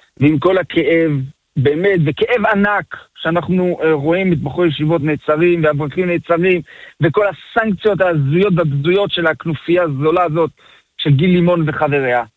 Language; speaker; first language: Hebrew; early bilingual, other home language; French